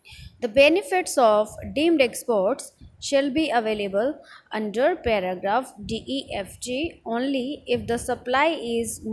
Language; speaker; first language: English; non-native, local second language; Hindi